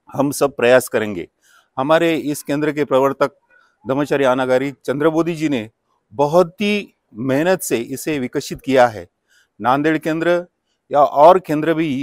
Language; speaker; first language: Hindi; non-native, local second language; Marathi